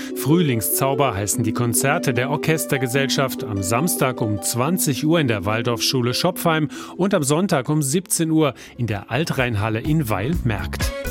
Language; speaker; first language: German; native; German